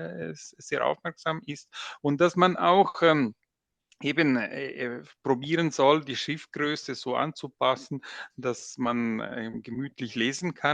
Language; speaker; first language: German; non-native, local second language; French